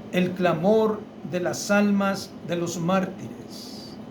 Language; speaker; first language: Spanish; native; Spanish